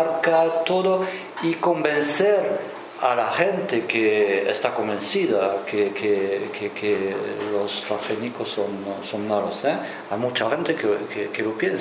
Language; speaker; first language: Spanish; non-native, fluent; French